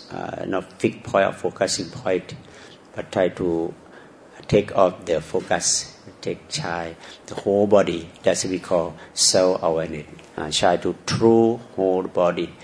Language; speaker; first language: English; non-native, learner; Thai